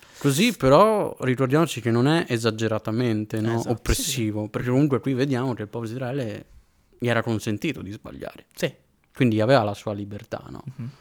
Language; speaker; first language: Italian; native; Italian